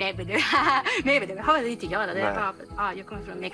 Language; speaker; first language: Swedish; non-native, learner; Spanish